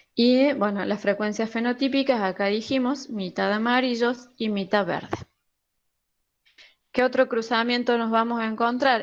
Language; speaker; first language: Spanish; native; Spanish